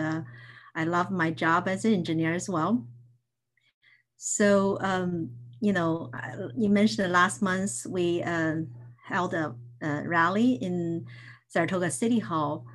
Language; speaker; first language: English; non-native, fluent; Chinese